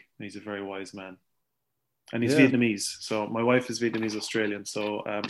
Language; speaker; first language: English; native; English